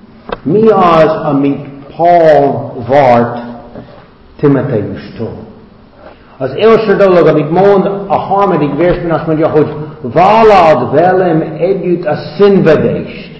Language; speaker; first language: Hungarian; non-native, fluent; English